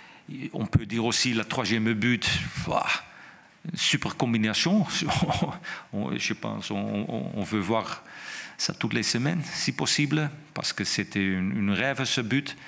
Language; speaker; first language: French; non-native, fluent; Dutch